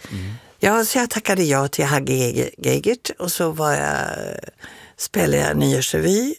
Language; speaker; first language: Swedish; early bilingual, other home language; Finnish